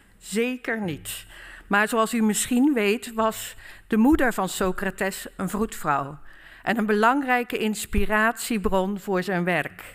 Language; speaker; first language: Dutch; native; Dutch